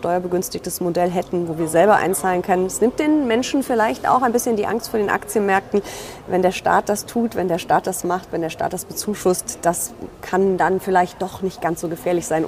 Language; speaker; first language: German; native; German